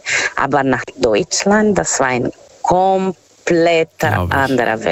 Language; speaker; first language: German; non-native, fluent; Portuguese